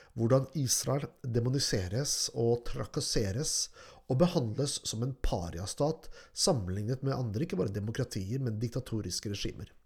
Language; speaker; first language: Norwegian; native; Norwegian